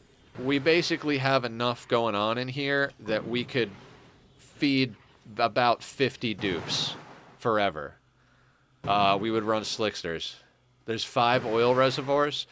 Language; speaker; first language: English; native; English